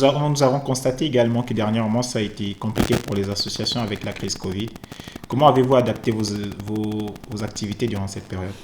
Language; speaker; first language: French; native; French